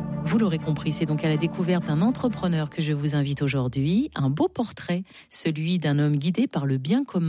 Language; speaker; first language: French; native; French